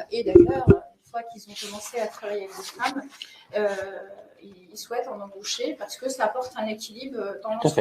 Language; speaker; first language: French; native; French